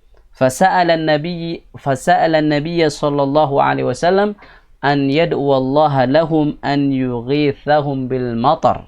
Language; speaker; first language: Arabic; non-native, fluent; Indonesian